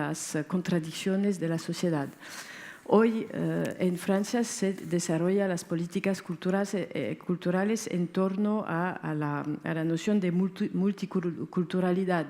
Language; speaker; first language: Spanish; non-native, fluent; French